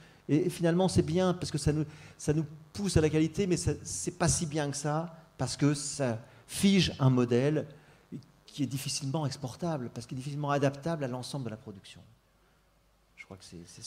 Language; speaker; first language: French; native; French